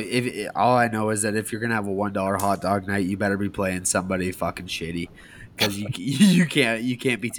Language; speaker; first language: English; native; English